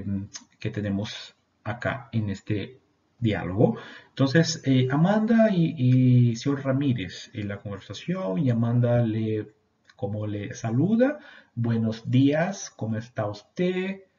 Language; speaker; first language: Spanish; non-native, fluent; Portuguese